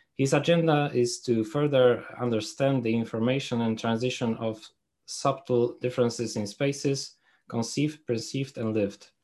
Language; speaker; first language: English; non-native, fluent; Polish